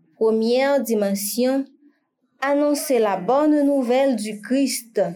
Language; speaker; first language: French; non-native, local second language; Haitian Creole